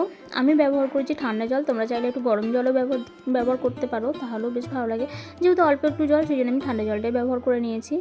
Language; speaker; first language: Bangla; native; Bangla